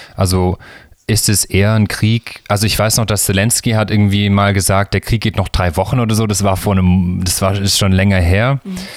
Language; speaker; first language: German; native; German